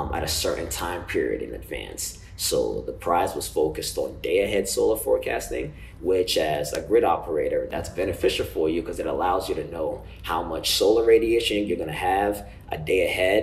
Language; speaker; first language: English; non-native, local second language; Ganda